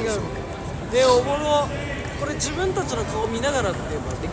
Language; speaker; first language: Japanese; native; Japanese